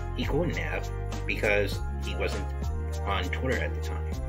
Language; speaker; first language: English; native; English